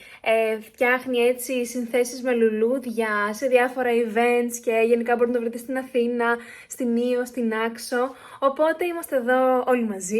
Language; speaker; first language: Greek; native; Greek